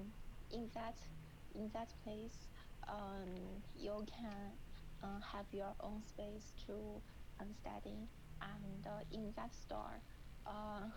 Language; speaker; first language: English; non-native, learner; Chinese